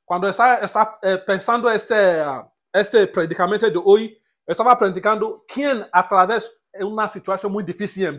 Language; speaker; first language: Spanish; non-native, learner; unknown